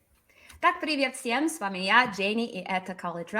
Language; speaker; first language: Russian; non-native, fluent; English